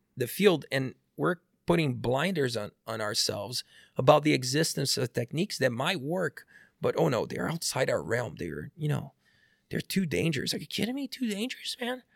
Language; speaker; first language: English; non-native, fluent; Portuguese